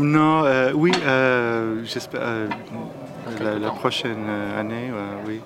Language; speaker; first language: French; non-native, learner; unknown